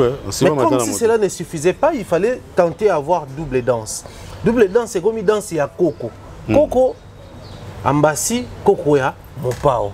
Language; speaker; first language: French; non-native, local second language; Lingala